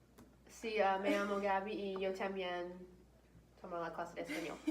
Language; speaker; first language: Spanish; non-native, learner; English